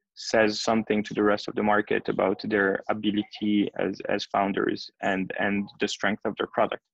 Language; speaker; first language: English; non-native, fluent; French